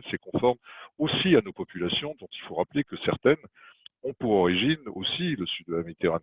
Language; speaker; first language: French; native; French